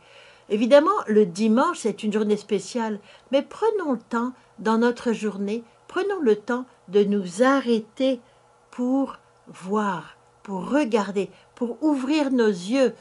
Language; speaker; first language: French; native; French